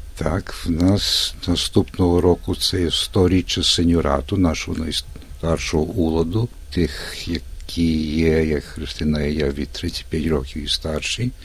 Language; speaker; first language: Ukrainian; early bilingual, heritage; Ukrainian